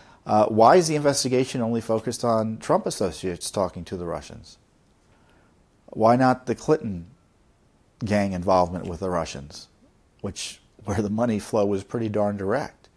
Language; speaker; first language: English; native; English